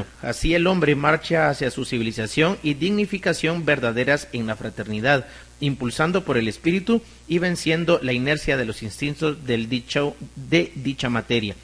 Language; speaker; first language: Spanish; native; Spanish